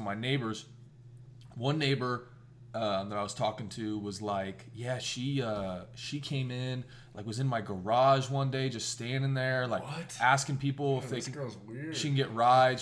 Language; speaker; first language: English; native; English